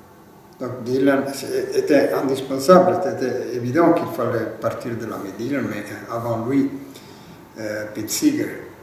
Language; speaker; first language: French; non-native, fluent; Italian